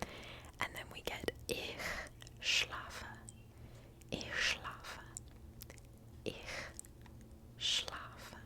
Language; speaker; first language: German; non-native, learner; English